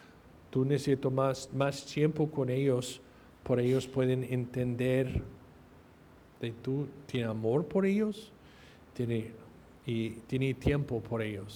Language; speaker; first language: Spanish; non-native, fluent; English